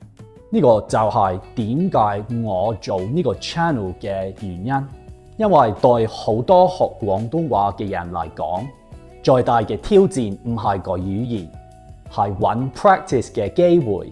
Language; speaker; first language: Cantonese; non-native, fluent; English